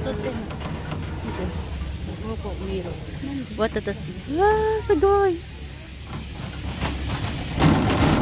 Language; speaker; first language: Japanese; non-native, learner; Filipino